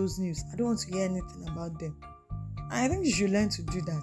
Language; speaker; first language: English; non-native, local second language; Yoruba